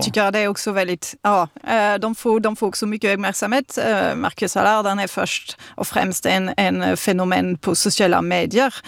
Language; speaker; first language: Swedish; non-native, fluent; French